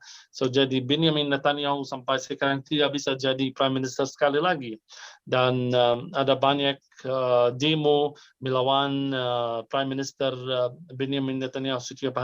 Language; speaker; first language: Indonesian; non-native, fluent; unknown